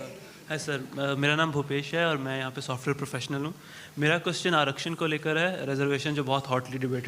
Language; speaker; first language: Hindi; native; Hindi